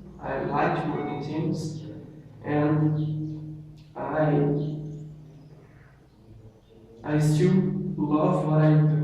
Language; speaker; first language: English; non-native, learner; Portuguese